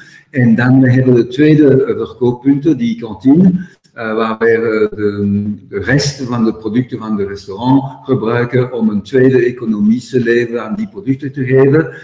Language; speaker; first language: Dutch; non-native, local second language; French